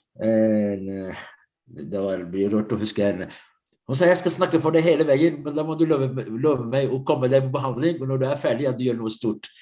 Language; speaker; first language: Norwegian; non-native, fluent; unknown